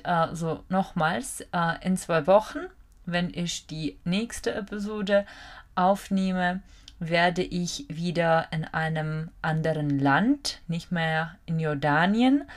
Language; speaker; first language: German; non-native, fluent; Czech